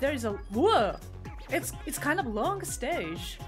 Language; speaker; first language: English; non-native, fluent; Japanese